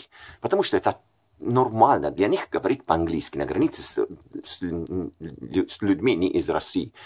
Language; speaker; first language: Russian; non-native, fluent; Italian